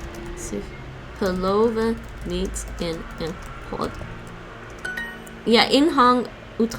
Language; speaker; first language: Dutch; non-native, learner; English